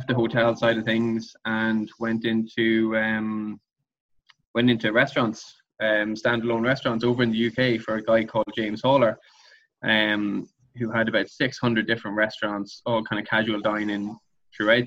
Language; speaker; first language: English; native; English